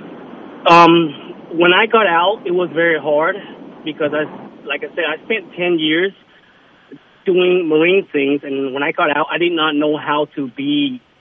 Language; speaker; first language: English; early bilingual, other home language; Vietnamese